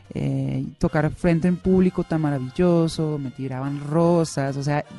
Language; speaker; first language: Spanish; non-native, fluent; Dutch